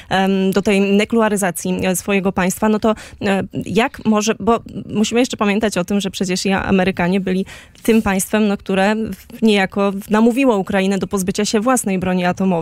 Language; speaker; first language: Polish; native; Polish